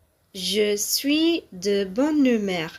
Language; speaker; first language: French; non-native, fluent; Tamil